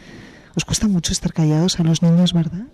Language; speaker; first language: Spanish; native; Spanish